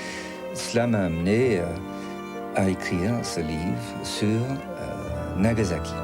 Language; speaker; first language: French; non-native, fluent; English